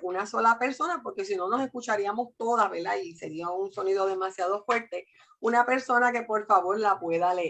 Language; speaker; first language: Spanish; native; Spanish